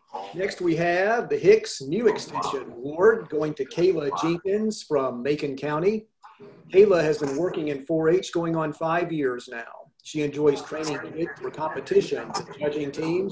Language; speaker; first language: English; native; English